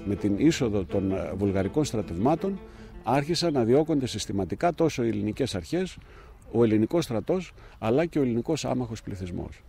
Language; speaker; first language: Greek; native; Greek